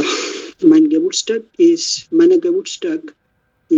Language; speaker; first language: German; non-native, learner; Bangla